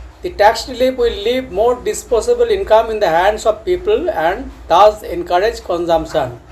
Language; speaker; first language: English; non-native, local second language; Bangla